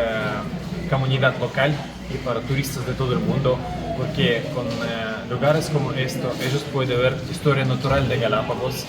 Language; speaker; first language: Spanish; non-native, learner; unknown